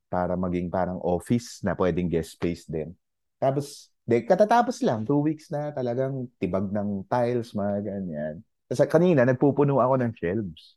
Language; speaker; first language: Filipino; native; Filipino